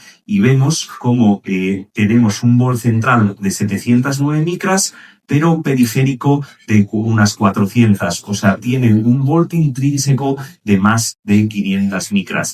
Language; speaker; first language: Spanish; native; Spanish